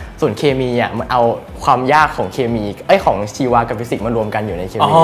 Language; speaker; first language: Thai; native; Thai